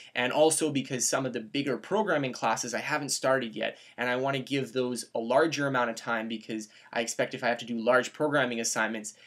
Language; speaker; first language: English; native; English